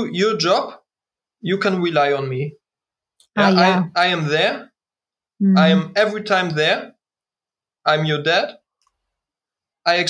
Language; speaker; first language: English; non-native, learner; German